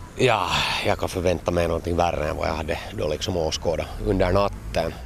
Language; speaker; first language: Swedish; native; Swedish